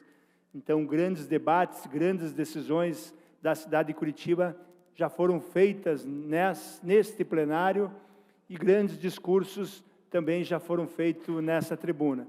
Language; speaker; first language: Portuguese; native; Portuguese